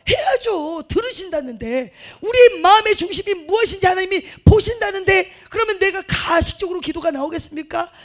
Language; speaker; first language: Korean; native; Korean